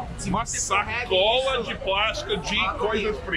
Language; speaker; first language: Portuguese; non-native, fluent; English